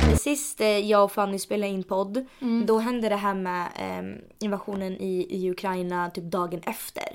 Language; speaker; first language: Swedish; early bilingual, other home language; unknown